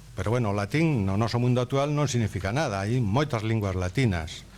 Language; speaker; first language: Galician; native; Galician